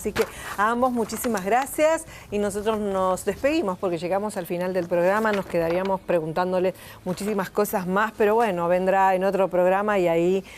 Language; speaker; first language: Spanish; native; Spanish